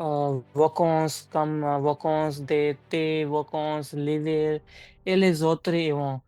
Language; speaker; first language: French; non-native, learner; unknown